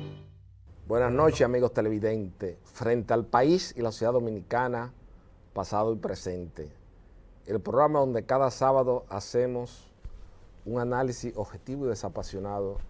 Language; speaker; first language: Spanish; native; Spanish